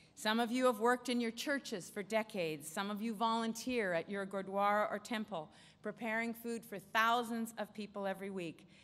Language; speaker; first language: English; native; English